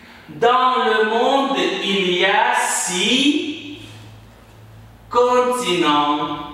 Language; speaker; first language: French; non-native, fluent; Uzbek